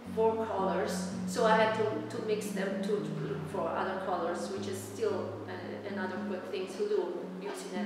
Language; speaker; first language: English; non-native, fluent; Italian